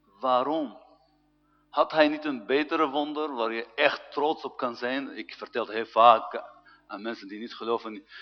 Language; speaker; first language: Dutch; non-native, fluent; Arabic